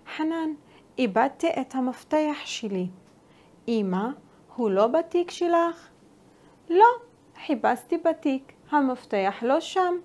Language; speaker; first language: Hebrew; non-native, local second language; Arabic